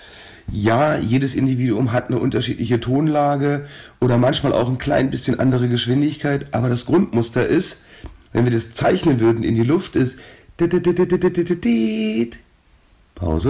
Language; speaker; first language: German; native; German